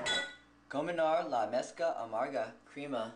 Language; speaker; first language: Spanish; non-native, learner; English